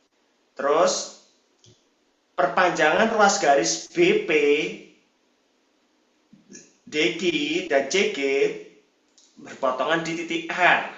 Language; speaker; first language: Indonesian; native; Indonesian